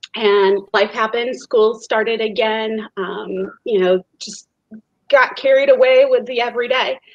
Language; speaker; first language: English; native; English